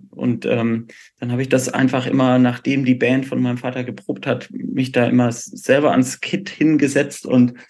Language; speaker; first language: German; native; German